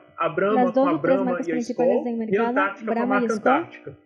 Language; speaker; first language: Portuguese; native; Portuguese